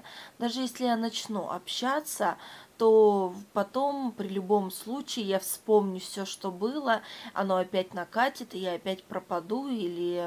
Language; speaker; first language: Russian; native; Russian